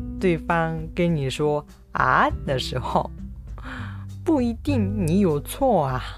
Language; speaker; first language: Chinese; non-native, fluent; Japanese